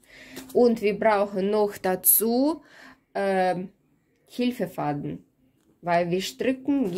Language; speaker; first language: German; non-native, fluent; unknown